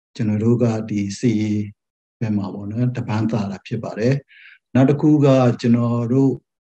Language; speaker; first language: Burmese; non-native, local second language; Western Kayah